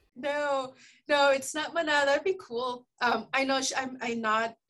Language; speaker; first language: English; early bilingual, other home language; Spanish